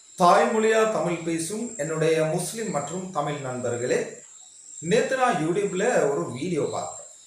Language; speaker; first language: Sinhala; non-native, local second language; Tamil